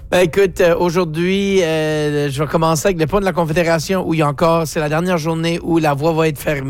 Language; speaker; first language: French; native; French